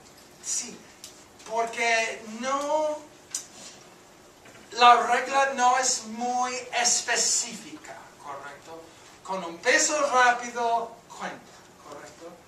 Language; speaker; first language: Spanish; non-native, fluent; English